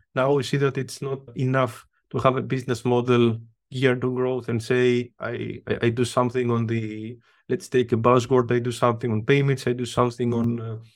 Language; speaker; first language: English; non-native, fluent; Greek